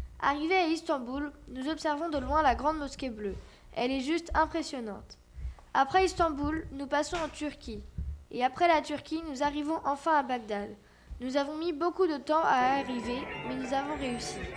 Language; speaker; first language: French; native; French